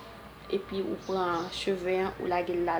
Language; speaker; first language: French; non-native, local second language; Haitian Creole